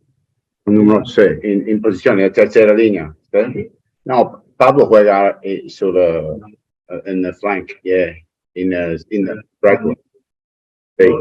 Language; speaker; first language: Spanish; non-native, learner; English